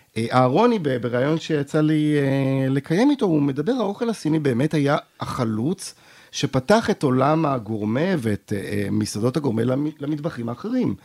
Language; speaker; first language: Hebrew; native; Hebrew